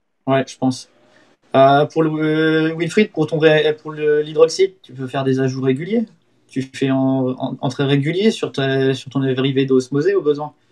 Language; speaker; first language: French; native; French